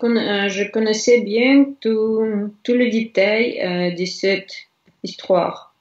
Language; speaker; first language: French; non-native, learner; Russian